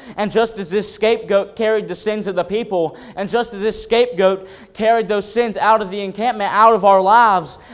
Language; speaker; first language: English; native; English